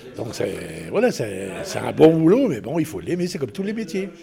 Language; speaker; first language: French; native; French